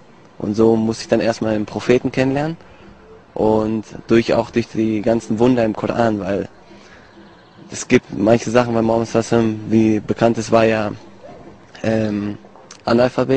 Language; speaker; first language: German; early bilingual, other home language; Italian